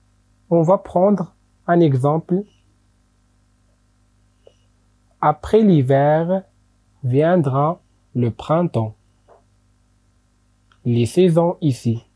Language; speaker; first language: French; non-native, local second language; Arabic